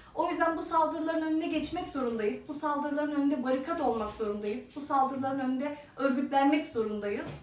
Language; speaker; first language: Turkish; early bilingual, heritage; Turkish